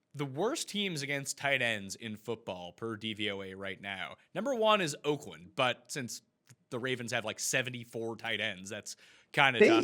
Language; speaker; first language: English; native; English